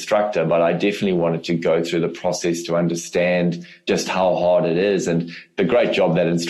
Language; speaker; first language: English; native; English